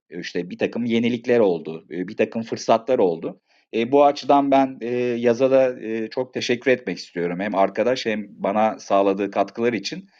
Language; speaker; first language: Turkish; native; Turkish